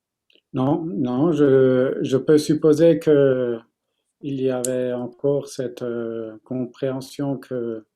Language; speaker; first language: French; non-native, fluent; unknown